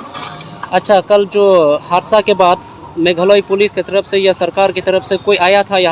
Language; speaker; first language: Hindi; non-native, local second language; Khasi